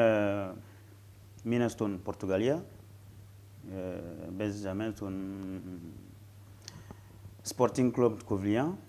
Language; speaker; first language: Greek; non-native, learner; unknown